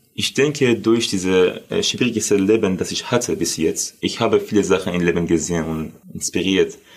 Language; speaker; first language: German; non-native, learner; Persian